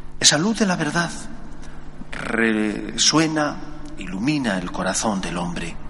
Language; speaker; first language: Spanish; native; Spanish